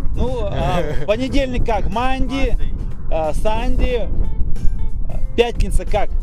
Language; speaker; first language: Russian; native; Russian